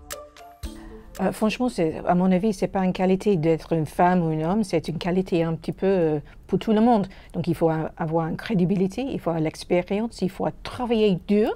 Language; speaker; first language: French; non-native, fluent; English